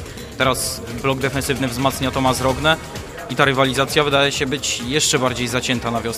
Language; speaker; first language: Polish; native; Polish